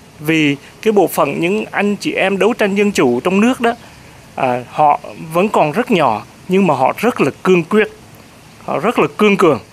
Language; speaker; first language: Vietnamese; native; Vietnamese